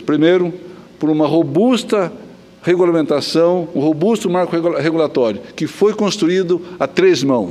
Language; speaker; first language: Portuguese; native; Portuguese